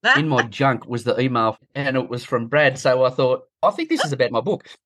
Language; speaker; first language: English; native; English